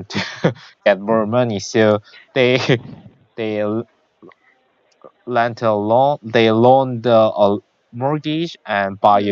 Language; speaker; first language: English; non-native, learner; Korean